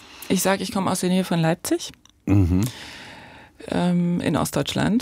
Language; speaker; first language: German; native; German